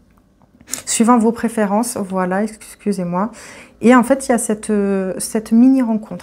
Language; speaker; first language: French; native; French